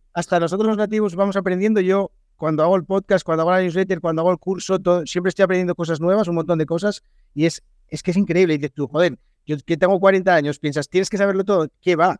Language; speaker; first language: Spanish; native; Spanish